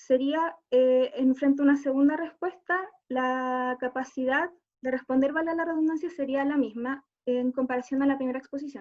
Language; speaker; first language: Spanish; native; Spanish